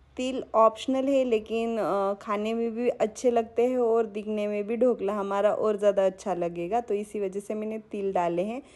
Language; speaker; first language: Hindi; non-native, local second language; Marathi